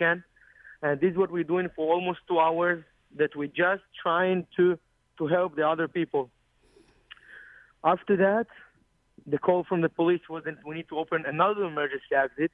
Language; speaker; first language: English; non-native, learner; Hebrew